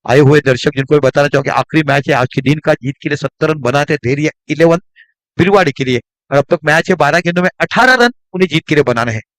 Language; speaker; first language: Hindi; non-native, local second language; Marathi